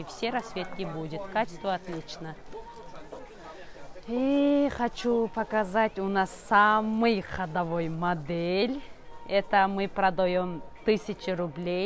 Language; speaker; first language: Russian; non-native, learner; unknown